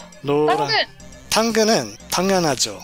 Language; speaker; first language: Korean; non-native, learner; English